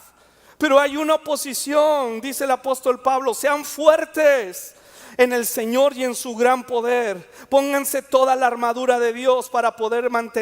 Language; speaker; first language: Spanish; native; Spanish